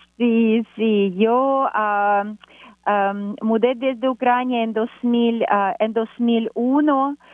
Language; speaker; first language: Spanish; non-native, fluent; Ukrainian